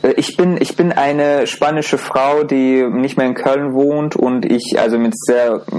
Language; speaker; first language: German; non-native, fluent; Azerbaijani